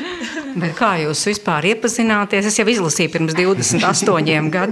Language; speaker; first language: Latvian; native; Latvian